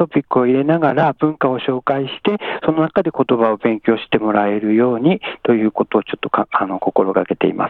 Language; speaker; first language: Japanese; native; Japanese